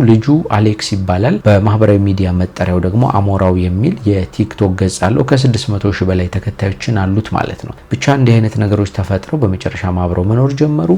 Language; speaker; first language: Amharic; native; Amharic